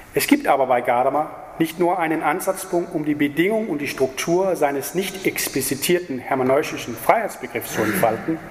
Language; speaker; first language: German; non-native, fluent; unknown